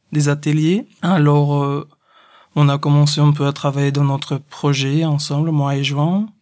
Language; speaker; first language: French; non-native, fluent; Portuguese